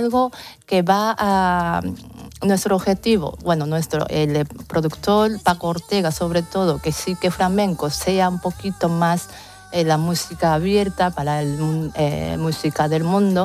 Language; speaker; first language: Spanish; non-native, fluent; Japanese